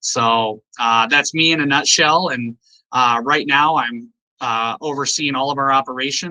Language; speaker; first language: English; native; English